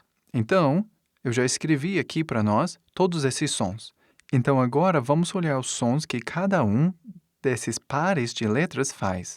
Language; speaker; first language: Portuguese; non-native, fluent; English